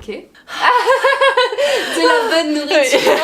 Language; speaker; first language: French; native; French